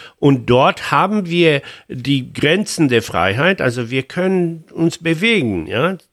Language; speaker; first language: German; non-native, fluent; Polish